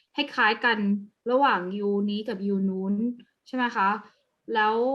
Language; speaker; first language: Thai; early bilingual, other home language; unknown